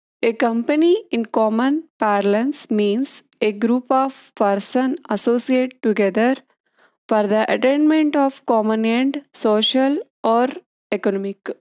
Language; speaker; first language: English; non-native, local second language; Telugu